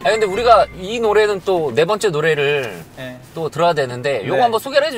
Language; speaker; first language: Korean; native; Korean